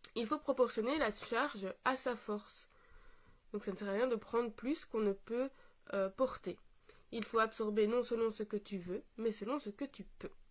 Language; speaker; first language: French; native; French